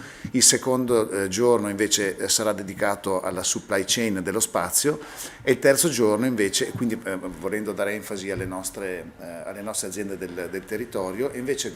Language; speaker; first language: Italian; native; Italian